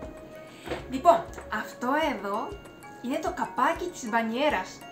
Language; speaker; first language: Greek; non-native, fluent; Japanese